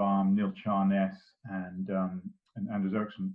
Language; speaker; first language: English; native; English